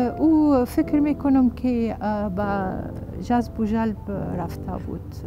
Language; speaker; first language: Persian; non-native, fluent; Arabic